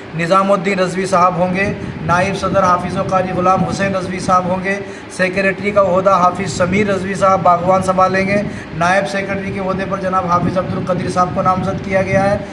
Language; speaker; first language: Urdu; native; Urdu